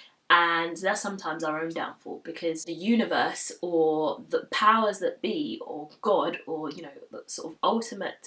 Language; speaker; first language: English; native; English